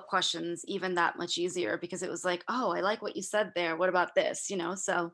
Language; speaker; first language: English; early bilingual, other home language; Hindi